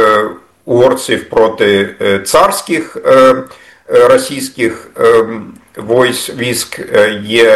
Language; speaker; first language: Ukrainian; non-native, fluent; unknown